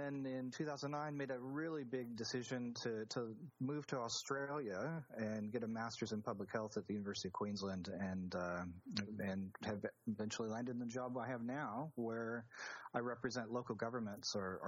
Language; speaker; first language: English; native; English